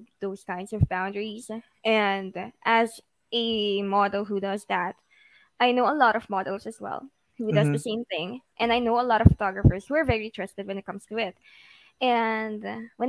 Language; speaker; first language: English; non-native, local second language; Filipino